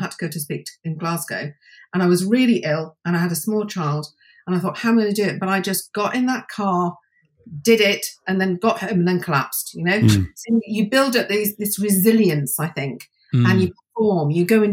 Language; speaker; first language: English; native; English